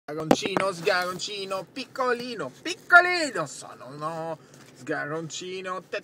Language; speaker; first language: Italian; native; Italian